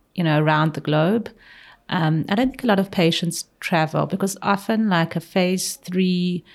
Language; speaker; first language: English; native; English